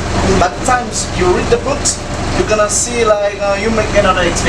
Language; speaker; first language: English; non-native, learner; Haitian Creole